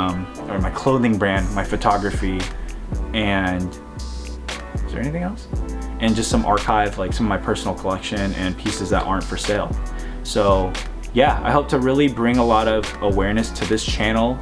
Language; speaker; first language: English; native; English